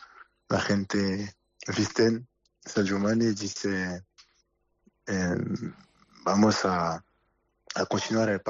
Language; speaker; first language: Spanish; non-native, learner; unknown